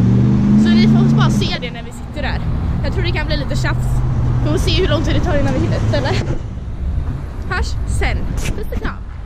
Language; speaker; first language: Swedish; native; Swedish